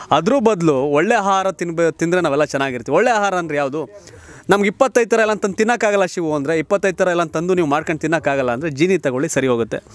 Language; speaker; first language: Kannada; native; Kannada